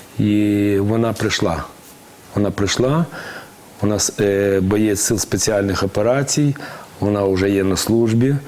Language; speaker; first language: Ukrainian; native; Ukrainian